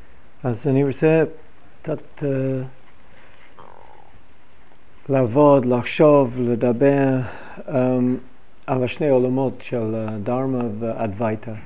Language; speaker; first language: Hebrew; non-native, fluent; English